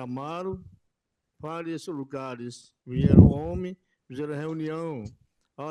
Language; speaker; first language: Portuguese; non-native, local second language; Yanomámi